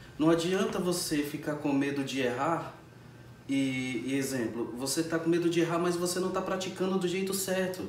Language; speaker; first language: Portuguese; native; Portuguese